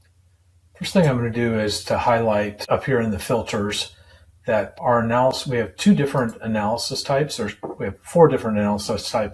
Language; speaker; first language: English; native; English